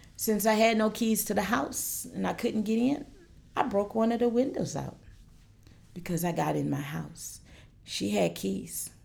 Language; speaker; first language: English; native; English